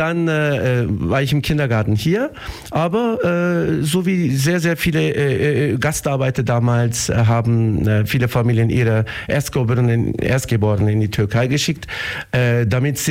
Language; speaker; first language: German; early bilingual, other home language; Turkish